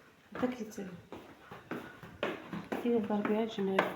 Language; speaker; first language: Arabic; native; Arabic